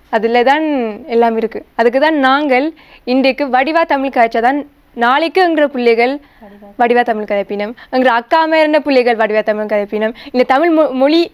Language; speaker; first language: Tamil; early bilingual, heritage; Tamil